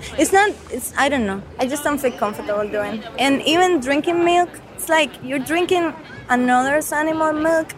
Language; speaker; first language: English; non-native, fluent; Spanish